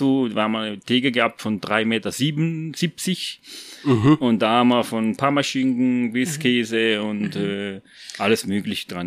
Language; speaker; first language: German; non-native, fluent; Italian